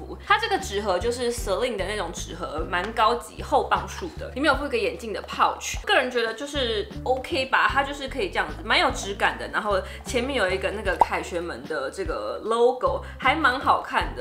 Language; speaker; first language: Chinese; native; Chinese